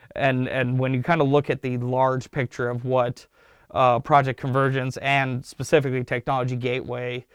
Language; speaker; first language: English; early bilingual, other home language; Turkish